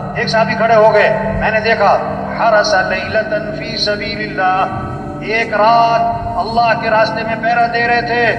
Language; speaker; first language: Urdu; non-native, local second language; Pashto